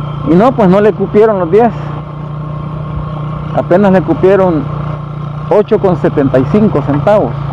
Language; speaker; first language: Spanish; native; Spanish